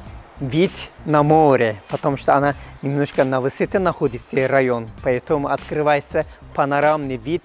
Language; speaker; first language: Russian; non-native, fluent; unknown